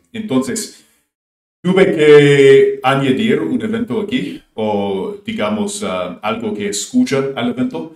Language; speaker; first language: Spanish; non-native, fluent; English